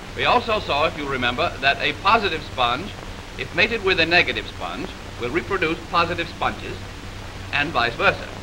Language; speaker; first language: English; native; English